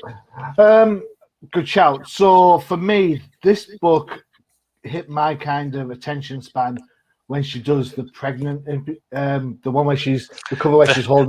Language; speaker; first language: English; native; English